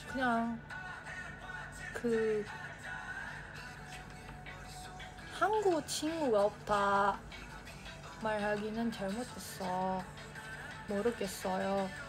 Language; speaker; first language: Korean; non-native, learner; Indonesian